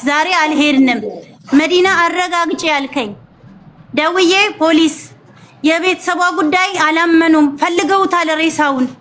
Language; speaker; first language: Amharic; native; Amharic